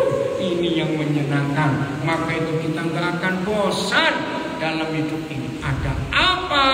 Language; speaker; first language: Indonesian; native; Indonesian